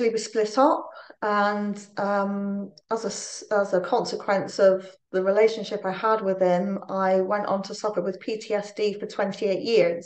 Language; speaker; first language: English; native; English